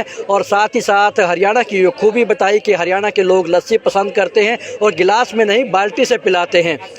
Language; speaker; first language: Hindi; native; Hindi